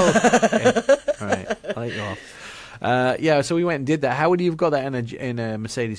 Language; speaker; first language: English; native; English